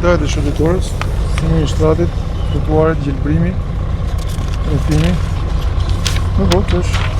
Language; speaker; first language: Albanian; native; Albanian